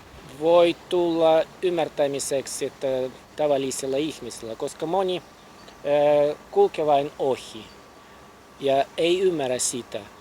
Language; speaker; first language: Finnish; non-native, fluent; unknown